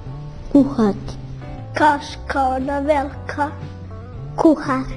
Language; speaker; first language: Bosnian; early bilingual, heritage; Bosnian